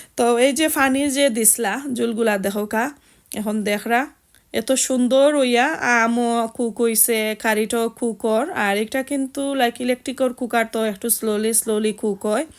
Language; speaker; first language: Bangla; native; Bangla